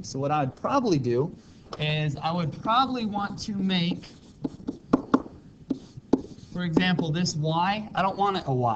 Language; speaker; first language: English; native; English